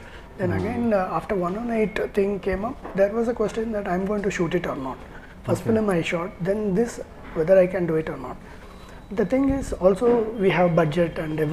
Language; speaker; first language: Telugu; non-native, learner; Tamil